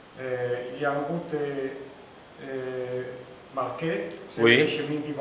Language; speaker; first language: French; non-native, learner; Spanish